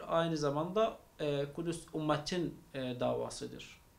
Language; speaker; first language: Turkish; non-native, fluent; Arabic